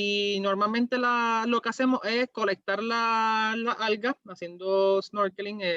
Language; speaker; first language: Spanish; native; Spanish